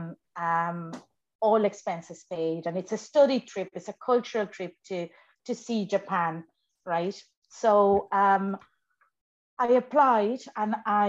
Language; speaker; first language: English; non-native, fluent; Spanish